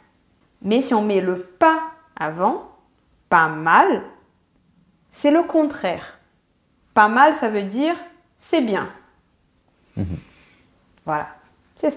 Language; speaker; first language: French; non-native, fluent; Portuguese